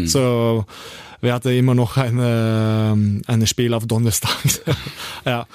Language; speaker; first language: German; non-native, learner; Norwegian